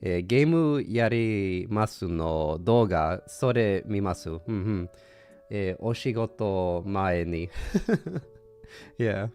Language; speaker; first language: Japanese; non-native, learner; English